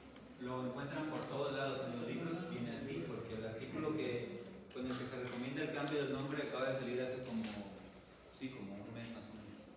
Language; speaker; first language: Spanish; native; Spanish